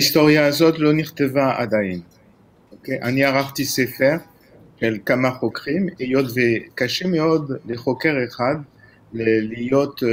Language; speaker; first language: Hebrew; non-native, fluent; French